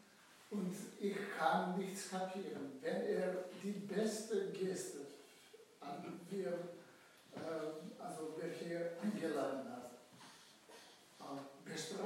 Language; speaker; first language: German; non-native, fluent; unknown